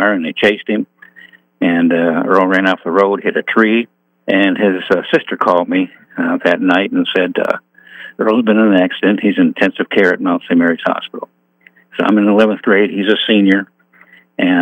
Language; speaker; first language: English; native; English